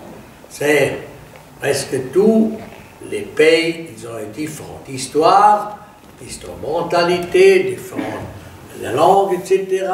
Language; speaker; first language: French; non-native, fluent; German